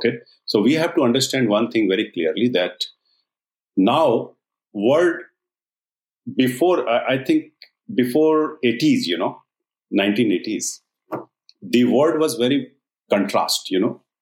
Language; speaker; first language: English; non-native, local second language; Hindi